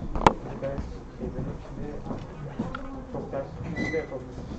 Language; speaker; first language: Turkish; native; Turkish